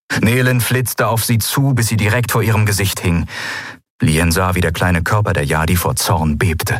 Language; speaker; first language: German; native; German